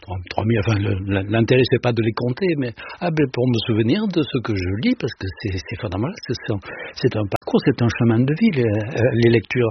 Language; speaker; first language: French; native; French